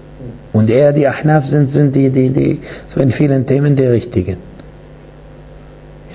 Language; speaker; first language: German; non-native, fluent; Arabic